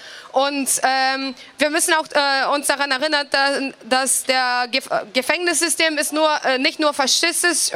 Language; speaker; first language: German; non-native, fluent; Portuguese